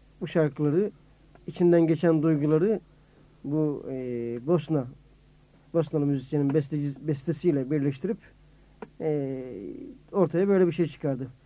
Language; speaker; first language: Turkish; native; Turkish